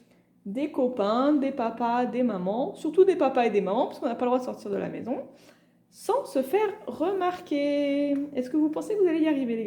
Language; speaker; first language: French; native; French